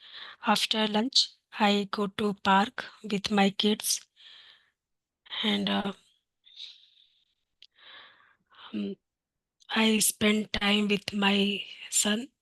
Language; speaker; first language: English; non-native, learner; Hindi